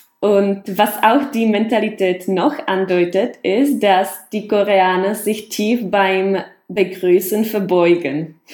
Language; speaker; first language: German; non-native, fluent; Czech